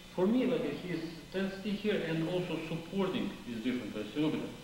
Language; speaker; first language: English; non-native, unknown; Russian